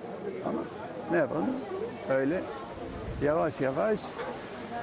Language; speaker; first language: Turkish; non-native, local second language; Greek